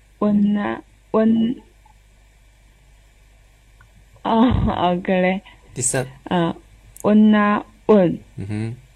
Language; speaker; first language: Korean; non-native, learner; Chinese